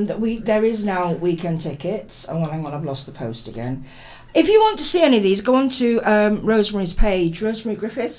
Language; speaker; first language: English; native; English